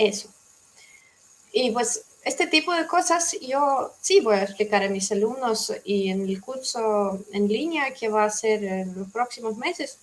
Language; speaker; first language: Spanish; non-native, fluent; Russian